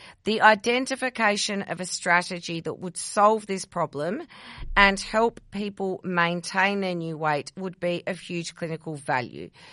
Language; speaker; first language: English; early bilingual, other home language; Italian